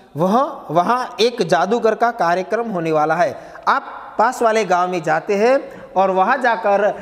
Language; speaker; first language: Hindi; non-native, local second language; Gujarati